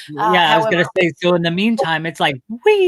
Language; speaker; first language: English; native; English